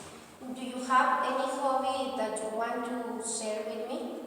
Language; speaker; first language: English; non-native, learner; Spanish